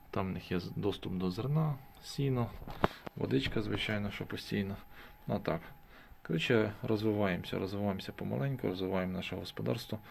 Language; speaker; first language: Ukrainian; native; Ukrainian